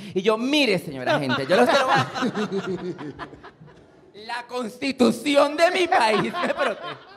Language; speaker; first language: Spanish; native; Spanish